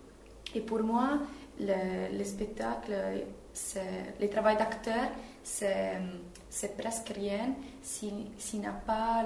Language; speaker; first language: French; non-native, fluent; Italian